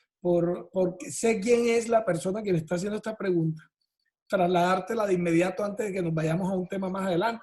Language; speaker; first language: Spanish; native; Spanish